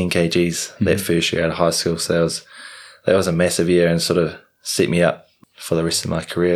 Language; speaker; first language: English; native; English